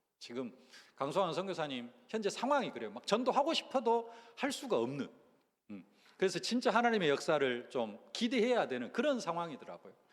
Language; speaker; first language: Korean; native; Korean